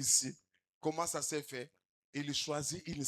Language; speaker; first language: French; non-native, local second language; Lingala